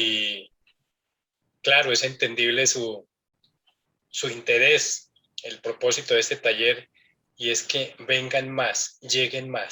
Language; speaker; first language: Spanish; native; Spanish